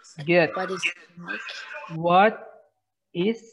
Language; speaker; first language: English; non-native, fluent; Indonesian